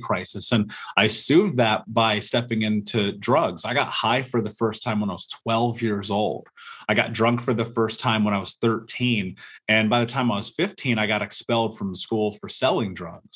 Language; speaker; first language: English; native; English